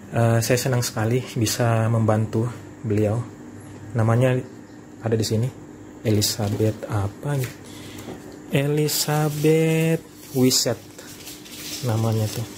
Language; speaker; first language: Indonesian; native; Indonesian